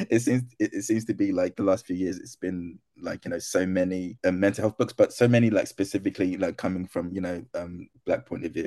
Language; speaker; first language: English; non-native, local second language; Akan